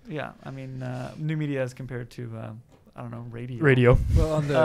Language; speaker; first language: English; native; English